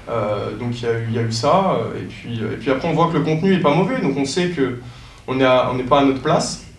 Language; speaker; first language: French; native; French